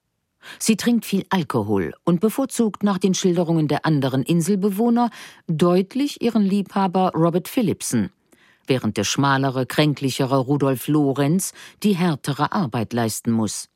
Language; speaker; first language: German; native; German